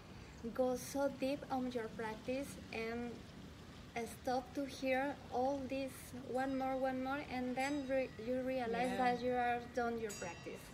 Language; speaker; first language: English; non-native, learner; Spanish